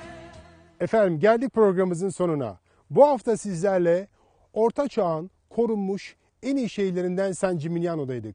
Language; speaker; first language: Turkish; native; Turkish